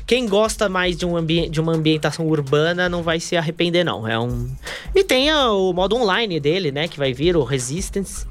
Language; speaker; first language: Portuguese; native; Portuguese